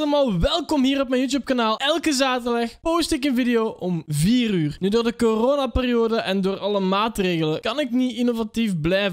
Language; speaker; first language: Dutch; native; Dutch